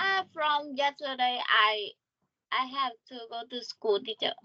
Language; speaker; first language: English; non-native, learner; Vietnamese